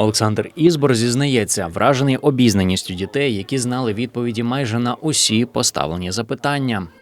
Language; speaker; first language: Ukrainian; native; Ukrainian